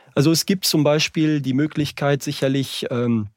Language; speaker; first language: German; non-native, fluent; French